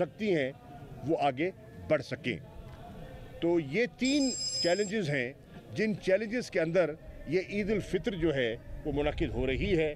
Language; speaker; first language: Urdu; non-native, local second language; Saraiki